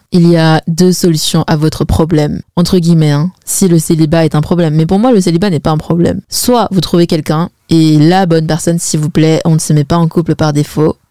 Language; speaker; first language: French; early bilingual, other home language; Chinese